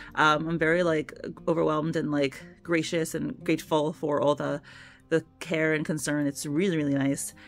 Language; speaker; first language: English; native; English